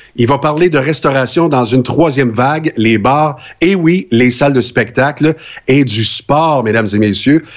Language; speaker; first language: French; native; French